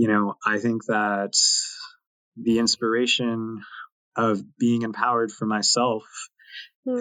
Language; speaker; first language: English; native; English